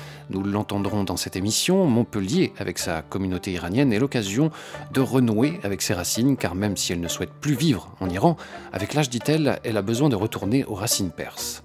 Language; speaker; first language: French; native; French